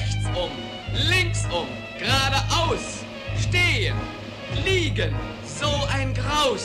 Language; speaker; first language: German; native; German